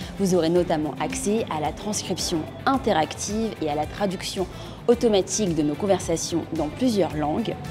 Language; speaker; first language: French; native; French